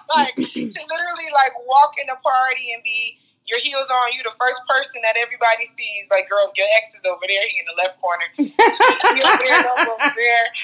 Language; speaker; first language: English; native; English